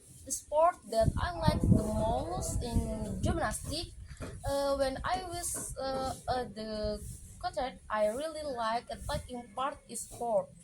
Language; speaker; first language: English; non-native, learner; Indonesian